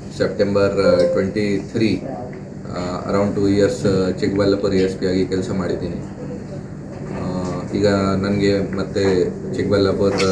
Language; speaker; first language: Kannada; non-native, local second language; Hindi